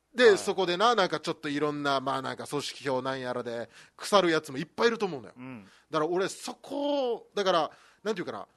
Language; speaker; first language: Japanese; native; Japanese